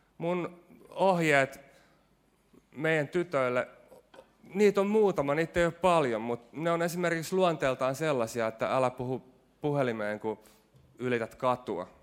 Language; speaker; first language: Finnish; native; Finnish